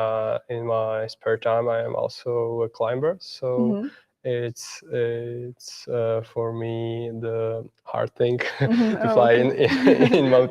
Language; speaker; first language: English; non-native, learner; Czech